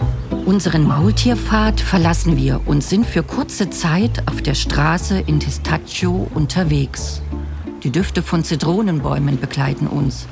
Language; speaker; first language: German; native; German